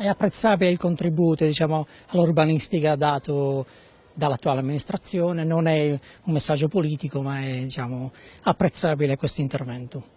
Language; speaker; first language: Italian; native; Italian